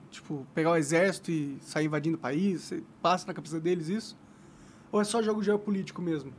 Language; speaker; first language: Portuguese; native; Portuguese